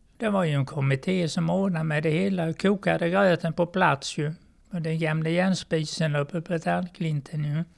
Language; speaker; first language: Swedish; native; Swedish